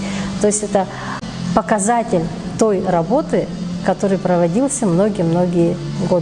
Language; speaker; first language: Russian; native; Russian